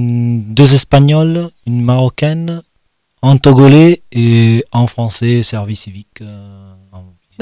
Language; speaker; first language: French; non-native, fluent; Italian